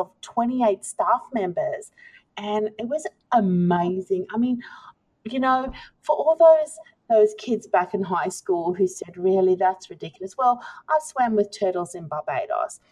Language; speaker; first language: English; native; English